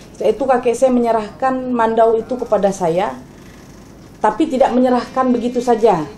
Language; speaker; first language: Indonesian; non-native, local second language; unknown